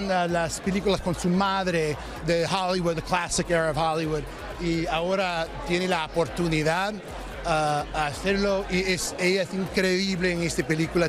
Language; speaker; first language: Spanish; non-native, learner; English